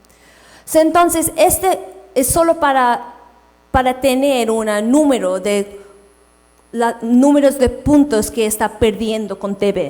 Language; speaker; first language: Spanish; non-native, fluent; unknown